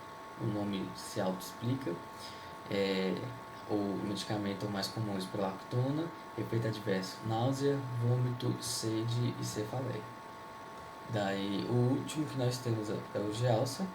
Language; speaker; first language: Portuguese; native; Portuguese